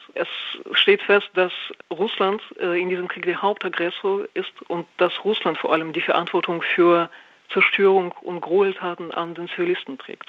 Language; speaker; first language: German; non-native, fluent; Russian